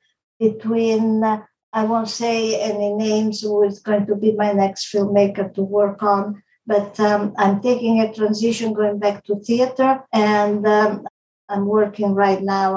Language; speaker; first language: English; non-native, fluent; Italian